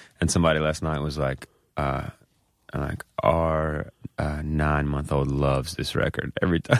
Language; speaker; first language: English; native; English